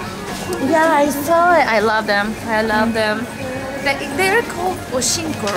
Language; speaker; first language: English; non-native, fluent; Spanish